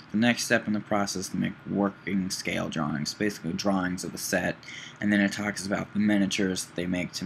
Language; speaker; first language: English; native; English